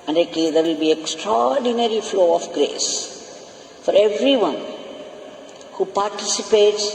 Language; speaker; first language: English; non-native, local second language; Tamil